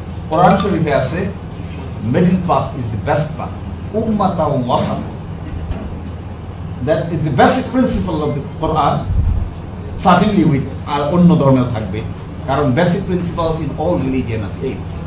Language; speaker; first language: English; non-native, local second language; Bangla